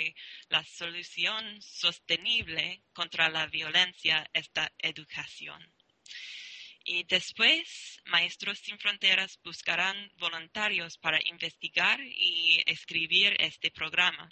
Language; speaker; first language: Spanish; non-native, learner; English